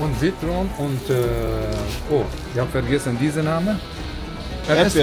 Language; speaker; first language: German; non-native, learner; Turkish